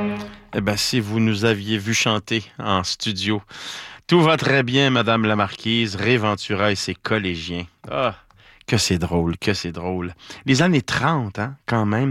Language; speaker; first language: French; native; French